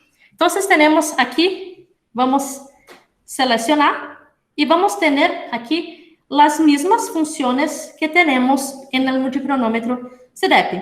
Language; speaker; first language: Spanish; non-native, fluent; Portuguese